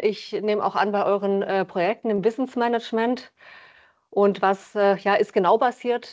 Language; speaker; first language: German; native; German